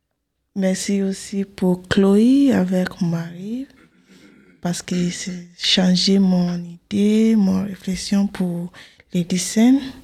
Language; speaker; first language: French; non-native, learner; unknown